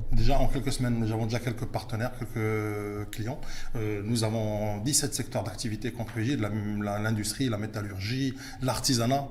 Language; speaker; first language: French; early bilingual, other home language; Arabic